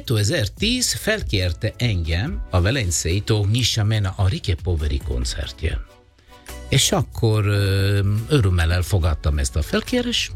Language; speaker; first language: Hungarian; non-native, fluent; Italian